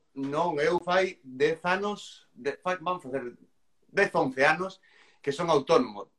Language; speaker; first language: Galician; native; Galician